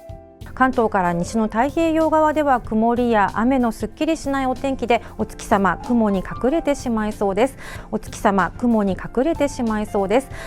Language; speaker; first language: Japanese; native; Japanese